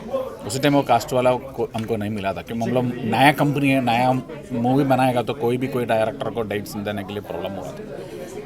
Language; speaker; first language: Hindi; non-native, local second language; Malayalam